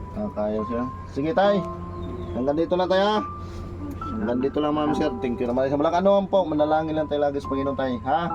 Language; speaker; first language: Filipino; non-native, local second language; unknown